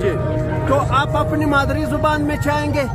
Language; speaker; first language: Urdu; non-native, local second language; Pashto